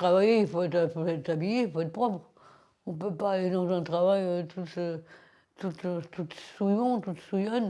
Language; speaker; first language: French; native; French